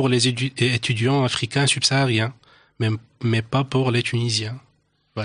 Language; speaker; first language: French; non-native, local second language; Arabic